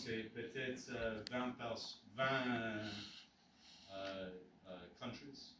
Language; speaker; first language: French; non-native, learner; English